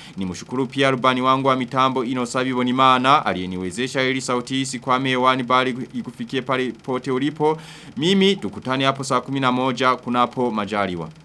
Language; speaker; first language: Swahili; non-native, local second language; Rundi